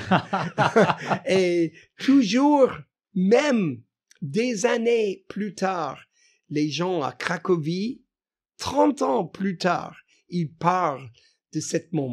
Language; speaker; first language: French; non-native, fluent; English